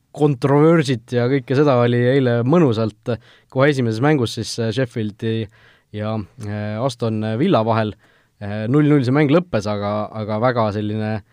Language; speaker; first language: Estonian; native; Estonian